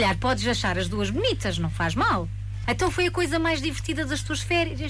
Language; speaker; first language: Portuguese; native; Portuguese